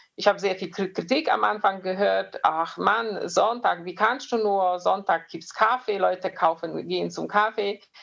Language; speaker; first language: German; non-native, fluent; Polish